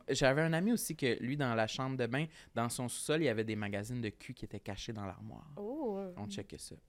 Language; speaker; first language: French; native; French